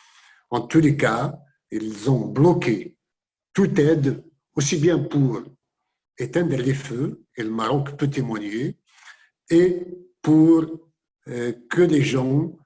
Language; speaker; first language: French; non-native, local second language; Kabyle